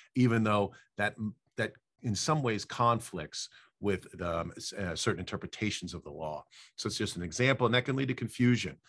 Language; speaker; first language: English; native; English